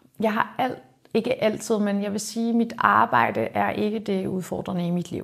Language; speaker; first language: Danish; native; Danish